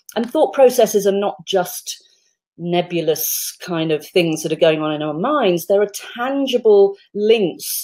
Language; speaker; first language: English; native; English